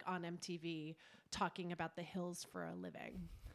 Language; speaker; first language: English; native; English